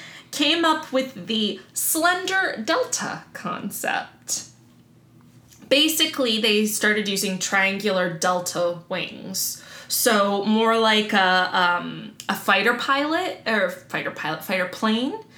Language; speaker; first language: English; native; English